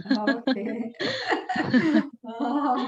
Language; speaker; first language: English; non-native, learner; Portuguese